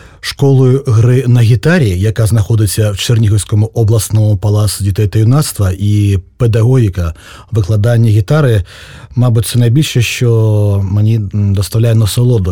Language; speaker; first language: Ukrainian; native; Ukrainian